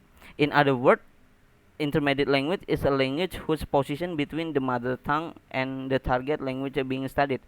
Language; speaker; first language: English; non-native, learner; Indonesian